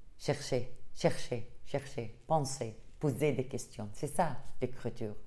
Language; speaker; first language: French; non-native, learner; Arabic